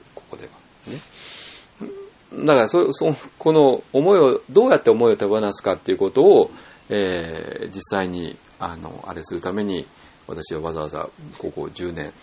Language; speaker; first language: Japanese; native; Japanese